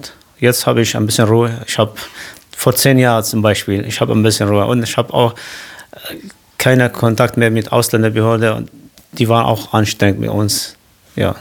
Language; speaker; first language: German; non-native, fluent; Arabic